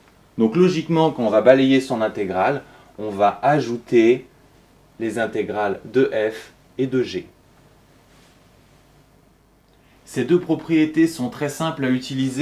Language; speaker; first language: French; native; French